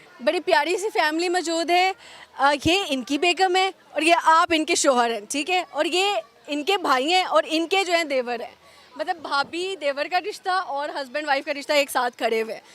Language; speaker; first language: Urdu; native; Urdu